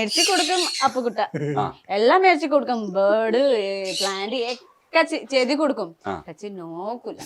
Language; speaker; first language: Malayalam; non-native, learner; Nepali